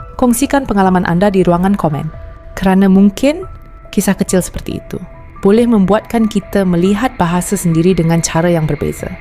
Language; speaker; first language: Malay; native; Malay